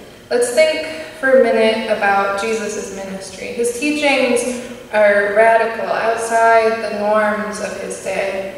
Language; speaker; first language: English; native; English